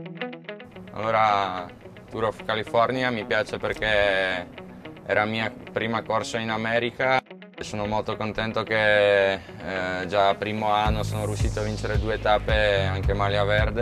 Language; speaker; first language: Italian; non-native, learner; Slovak